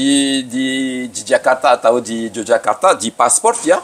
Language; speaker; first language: Indonesian; early bilingual, heritage; Javanese